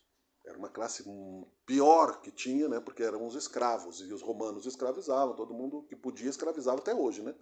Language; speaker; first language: Portuguese; native; Portuguese